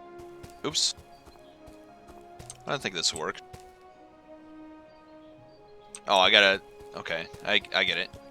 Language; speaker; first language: English; native; English